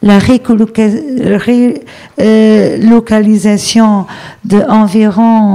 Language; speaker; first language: French; non-native, fluent; Portuguese